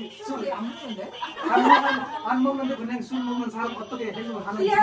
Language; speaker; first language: Korean; non-native, fluent; Nepali